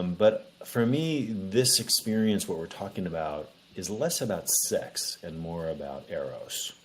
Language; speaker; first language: English; native; English